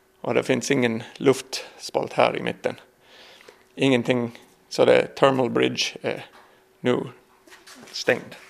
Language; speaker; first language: Swedish; non-native, learner; English